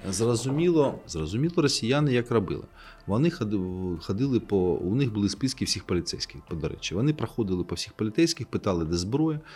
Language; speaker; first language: Ukrainian; native; Ukrainian